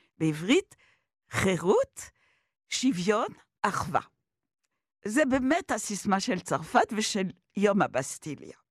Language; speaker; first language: Hebrew; non-native, fluent; French